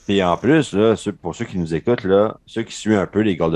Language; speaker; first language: French; native; French